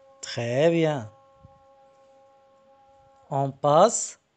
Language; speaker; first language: French; non-native, fluent; Arabic